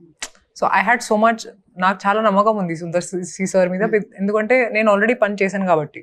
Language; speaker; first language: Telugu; non-native, fluent; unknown